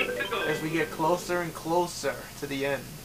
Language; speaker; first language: English; native; English